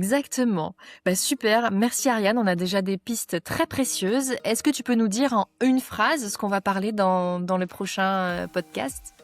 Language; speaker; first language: French; native; French